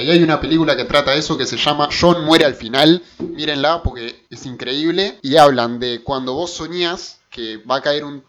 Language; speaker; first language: Spanish; native; Spanish